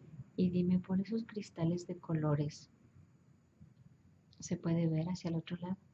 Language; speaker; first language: Spanish; native; Spanish